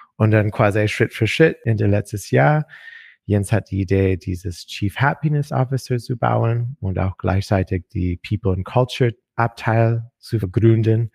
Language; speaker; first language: German; non-native, learner; English